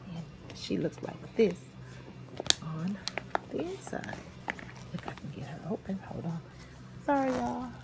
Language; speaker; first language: English; native; English